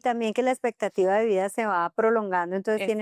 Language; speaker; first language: Spanish; native; Spanish